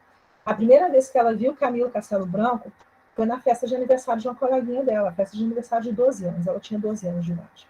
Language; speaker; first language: Portuguese; native; Portuguese